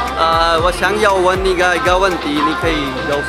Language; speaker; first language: Chinese; non-native, learner; Urdu